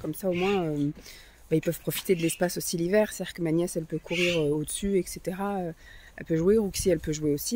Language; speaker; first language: French; native; French